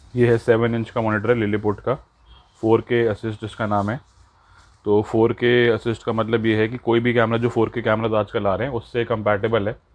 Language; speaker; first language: Hindi; native; Hindi